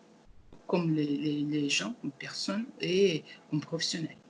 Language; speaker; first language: French; non-native, learner; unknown